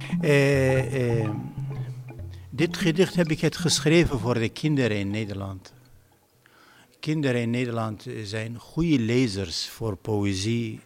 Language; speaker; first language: Dutch; non-native, fluent; Arabic